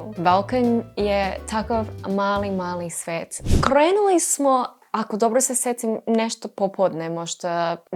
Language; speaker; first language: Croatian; non-native, learner; English